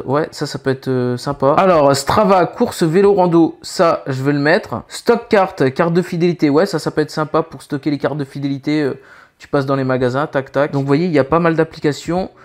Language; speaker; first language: French; native; French